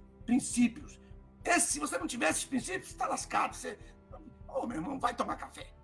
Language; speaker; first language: Portuguese; native; Portuguese